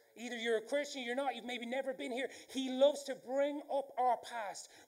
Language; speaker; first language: English; native; English